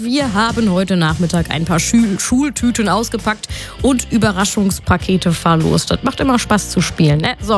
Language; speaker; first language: German; native; German